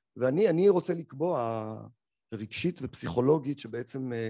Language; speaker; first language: Hebrew; early bilingual, other home language; Arabic